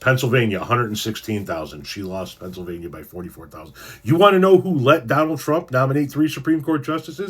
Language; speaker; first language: English; native; English